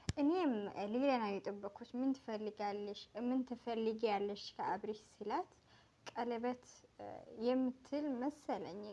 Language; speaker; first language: Amharic; non-native, local second language; Tigrinya